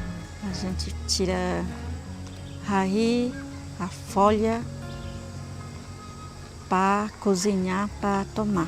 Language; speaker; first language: Portuguese; non-native, local second language; Guarani